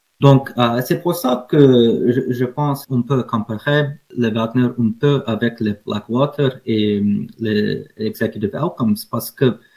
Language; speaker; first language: French; non-native, learner; English